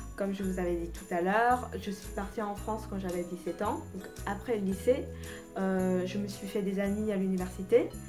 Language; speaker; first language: French; non-native, fluent; Vietnamese